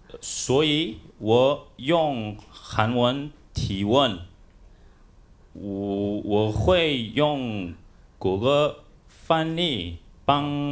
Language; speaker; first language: Chinese; non-native, learner; Korean